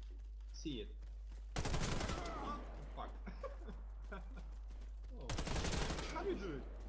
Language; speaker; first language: English; non-native, learner; Russian